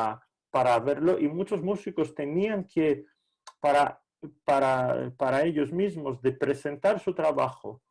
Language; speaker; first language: Spanish; non-native, fluent; Greek